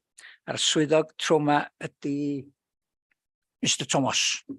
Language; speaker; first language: Welsh; native; Welsh